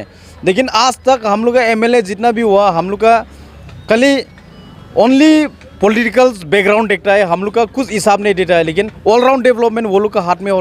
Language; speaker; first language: Hindi; non-native, local second language; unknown